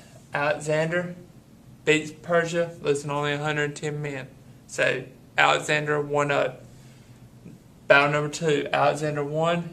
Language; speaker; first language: English; native; English